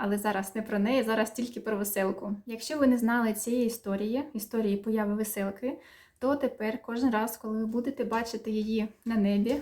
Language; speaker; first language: Ukrainian; native; Ukrainian